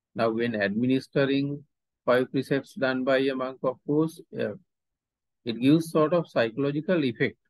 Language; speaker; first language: English; non-native, local second language; Sinhala